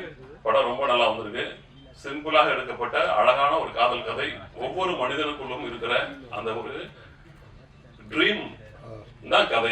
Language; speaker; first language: Tamil; native; Tamil